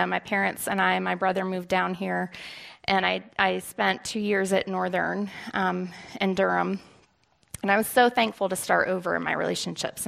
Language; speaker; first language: English; native; English